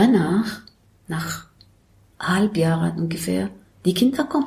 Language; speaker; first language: German; non-native, learner; Arabic